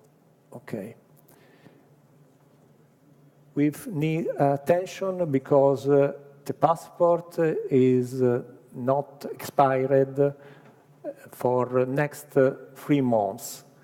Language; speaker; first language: English; non-native, learner; Italian